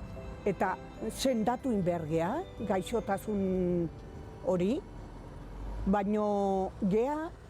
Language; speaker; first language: Basque; non-native, local second language; Spanish